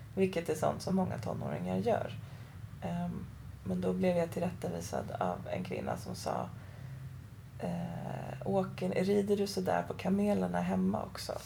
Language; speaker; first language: Swedish; early bilingual, other home language; Persian